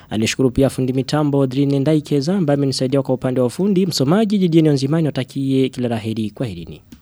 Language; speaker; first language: Swahili; non-native, local second language; Rundi